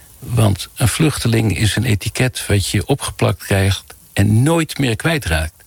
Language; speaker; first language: Dutch; native; Dutch